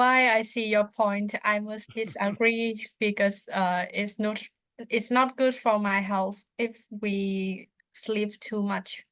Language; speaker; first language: English; non-native, learner; Vietnamese